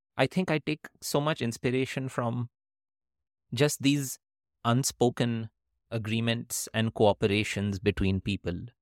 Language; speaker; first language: English; non-native, local second language; Hindi